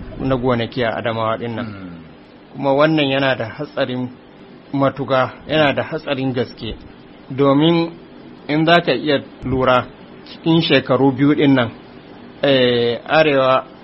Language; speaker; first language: Hausa; native; Hausa